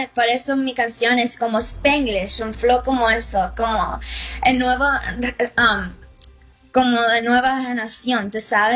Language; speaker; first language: Spanish; early bilingual, heritage; English